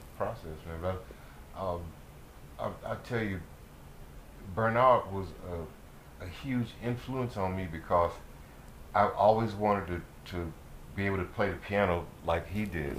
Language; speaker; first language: English; native; English